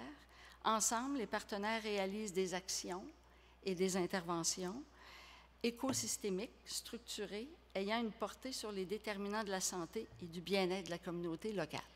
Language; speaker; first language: French; native; French